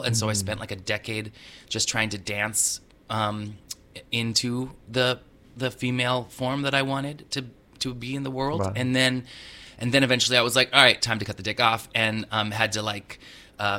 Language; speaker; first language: English; native; English